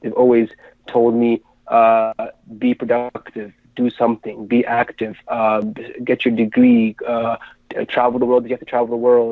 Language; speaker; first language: English; native; English